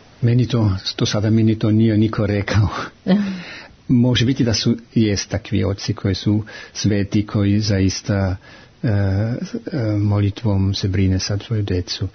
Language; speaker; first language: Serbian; non-native, fluent; German